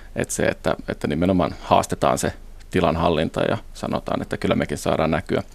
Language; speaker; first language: Finnish; native; Finnish